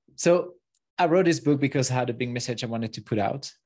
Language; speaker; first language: English; non-native, fluent; French